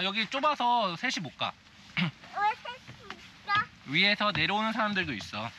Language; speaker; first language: Korean; native; Korean